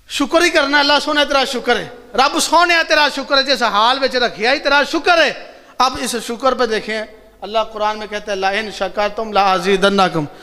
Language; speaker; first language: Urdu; non-native, local second language; Punjabi